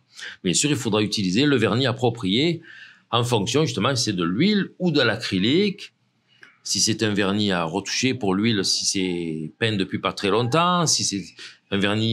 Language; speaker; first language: French; native; French